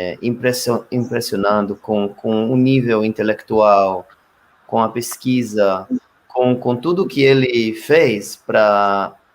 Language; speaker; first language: Portuguese; non-native, fluent; Hebrew